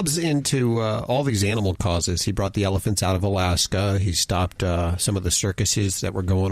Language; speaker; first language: English; native; English